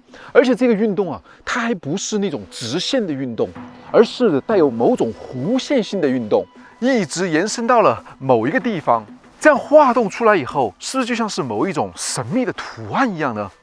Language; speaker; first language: Chinese; native; Chinese